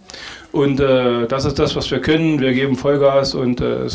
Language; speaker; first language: German; native; German